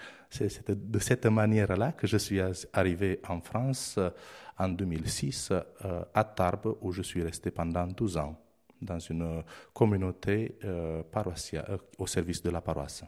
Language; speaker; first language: French; non-native, fluent; Romanian